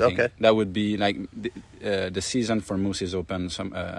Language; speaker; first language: English; non-native, fluent; French